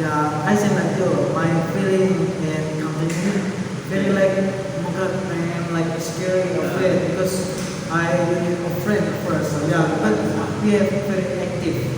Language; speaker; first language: English; non-native, learner; Indonesian